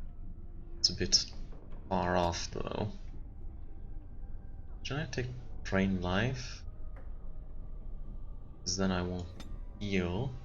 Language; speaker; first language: English; non-native, fluent; German